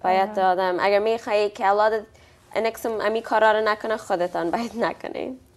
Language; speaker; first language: Persian; early bilingual, heritage; Persian